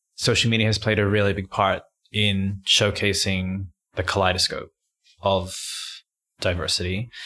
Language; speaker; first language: English; native; English